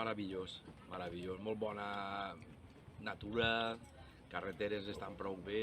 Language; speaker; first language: Catalan; native; Catalan